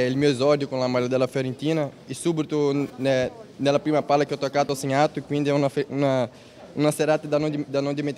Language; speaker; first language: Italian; non-native, learner; Portuguese